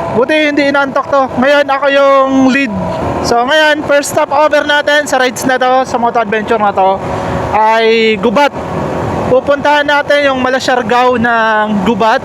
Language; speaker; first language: Filipino; non-native, local second language; Bikol